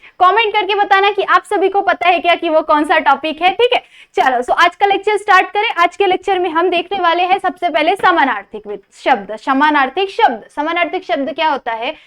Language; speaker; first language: Hindi; non-native, local second language; Marathi